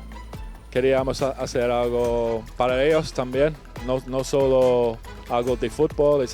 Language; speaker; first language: Spanish; non-native, fluent; English